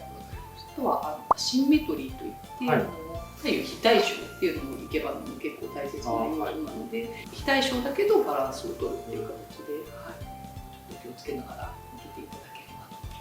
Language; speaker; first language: Japanese; native; Japanese